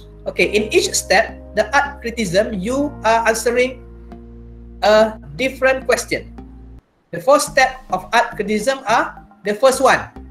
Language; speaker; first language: English; non-native, local second language; Malay